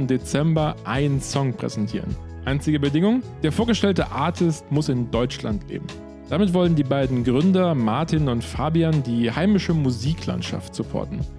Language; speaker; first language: German; native; German